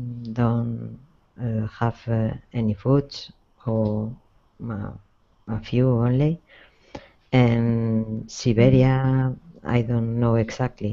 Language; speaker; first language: English; non-native, learner; Spanish